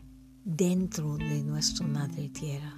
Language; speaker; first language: Spanish; non-native, learner; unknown